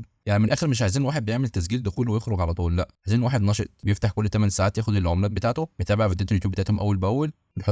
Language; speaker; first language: Arabic; native; Arabic